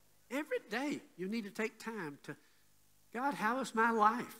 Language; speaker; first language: English; native; English